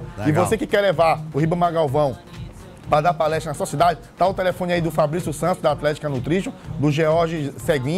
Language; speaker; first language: Portuguese; native; Portuguese